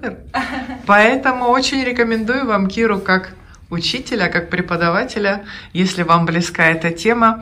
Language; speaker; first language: Russian; native; Russian